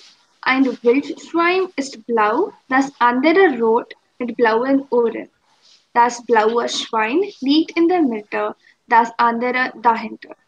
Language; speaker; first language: German; non-native, fluent; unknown